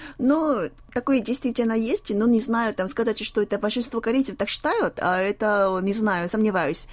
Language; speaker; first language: Russian; non-native, fluent; Korean